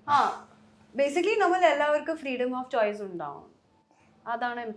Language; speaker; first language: Malayalam; early bilingual, heritage; Malayalam